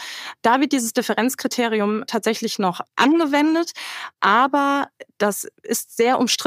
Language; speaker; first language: German; native; German